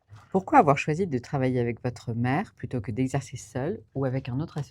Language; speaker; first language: French; native; French